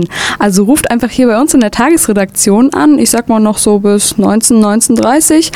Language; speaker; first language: German; native; German